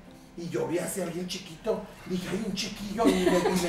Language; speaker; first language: Spanish; native; Spanish